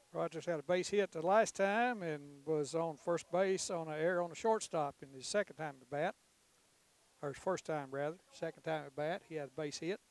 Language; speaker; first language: English; native; English